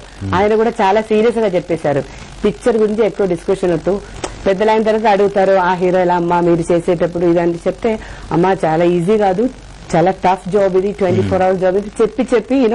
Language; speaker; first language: Telugu; non-native, fluent; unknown